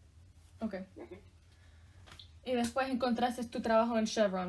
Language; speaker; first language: Spanish; early bilingual, heritage; Spanish